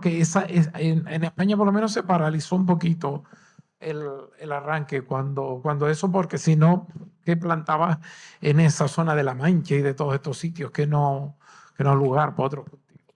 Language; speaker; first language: Spanish; native; Spanish